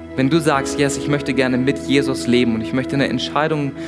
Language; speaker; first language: German; native; German